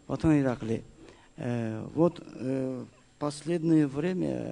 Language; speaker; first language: Russian; non-native, learner; Azerbaijani